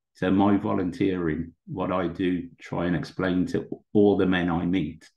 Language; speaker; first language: English; native; English